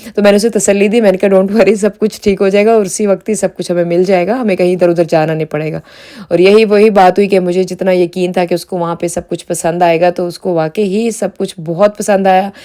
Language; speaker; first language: Urdu; native; Urdu